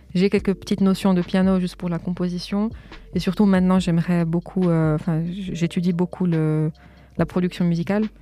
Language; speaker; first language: French; early bilingual, other home language; Portuguese